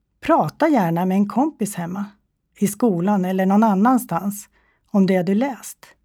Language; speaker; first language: Swedish; native; Swedish